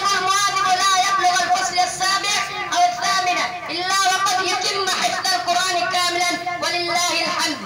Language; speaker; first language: Arabic; non-native, learner; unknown